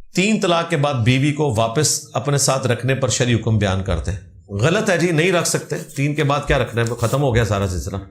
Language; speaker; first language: Urdu; non-native, local second language; Punjabi